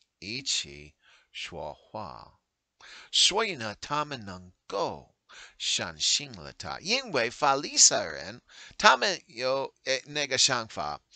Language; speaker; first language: Chinese; non-native, learner; English